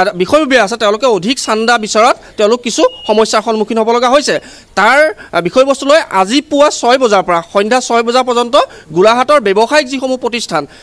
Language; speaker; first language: Assamese; native; Assamese